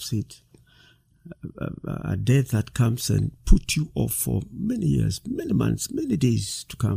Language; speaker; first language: English; non-native, local second language; Kikuyu